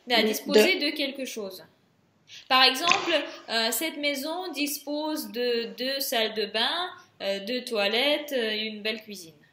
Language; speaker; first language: French; non-native, fluent; Russian